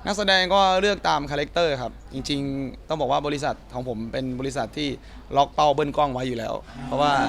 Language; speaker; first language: Thai; native; Thai